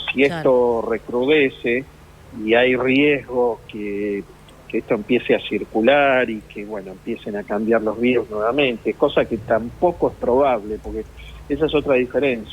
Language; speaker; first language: Spanish; native; Spanish